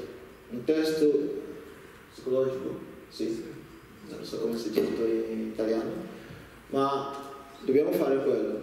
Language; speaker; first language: Italian; non-native, learner; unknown